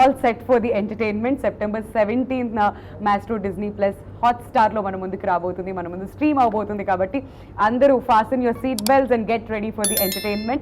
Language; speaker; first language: Telugu; native; Telugu